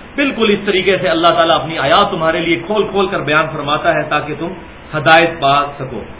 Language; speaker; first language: Urdu; non-native, local second language; Punjabi